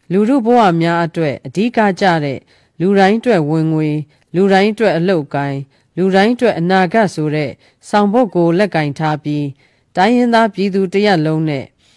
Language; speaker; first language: Burmese; native; Burmese